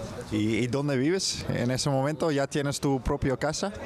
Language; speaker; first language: Spanish; non-native, fluent; Dutch